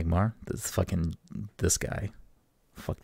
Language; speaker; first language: English; native; English